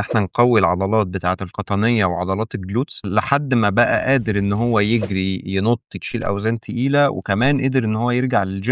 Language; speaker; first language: Arabic; native; Arabic